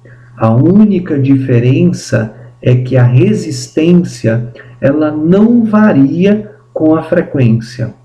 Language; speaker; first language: Portuguese; native; Portuguese